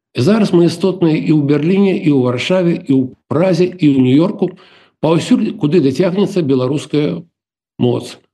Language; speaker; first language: Belarusian; native; Belarusian